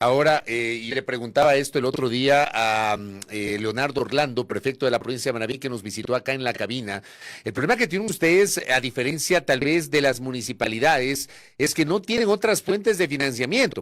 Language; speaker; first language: Spanish; native; Spanish